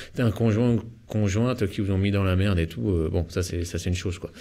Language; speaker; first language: French; native; French